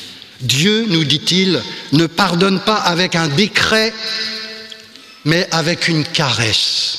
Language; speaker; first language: French; native; French